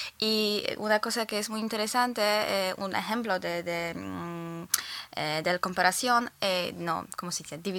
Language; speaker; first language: Spanish; non-native, fluent; Polish